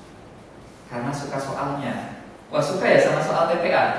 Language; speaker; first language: Indonesian; native; Indonesian